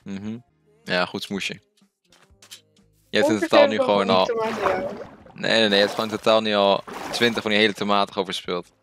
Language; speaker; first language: Dutch; native; Dutch